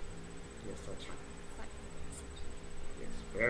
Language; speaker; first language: English; non-native, fluent; Spanish